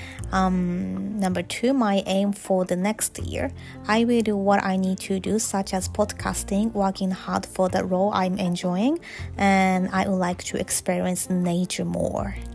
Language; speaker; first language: English; non-native, fluent; Japanese